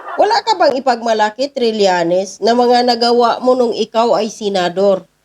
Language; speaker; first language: Filipino; non-native, local second language; Cebuano